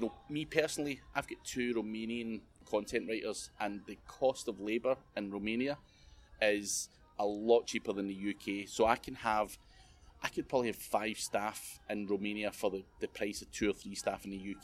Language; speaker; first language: English; native; English